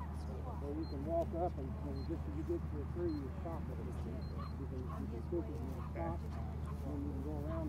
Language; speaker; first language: English; native; English